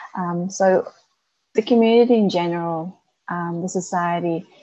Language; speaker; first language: English; non-native, fluent; Macedonian